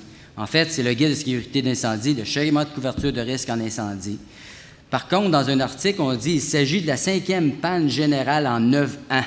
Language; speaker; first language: French; native; French